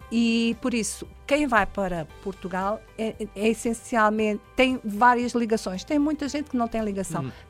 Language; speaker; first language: Portuguese; native; Portuguese